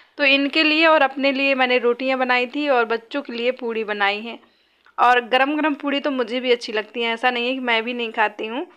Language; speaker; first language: Hindi; native; Hindi